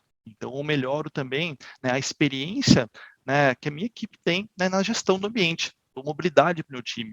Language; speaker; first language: Portuguese; native; Portuguese